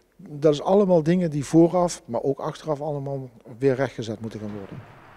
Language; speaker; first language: Dutch; native; Dutch